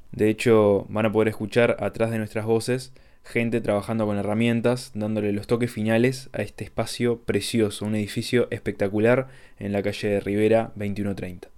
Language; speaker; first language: Spanish; native; Spanish